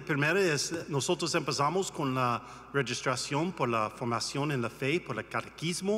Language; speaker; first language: Spanish; non-native, learner; English